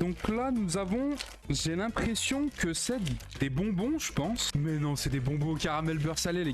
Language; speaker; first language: French; native; French